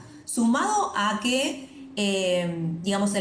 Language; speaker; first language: Spanish; native; Spanish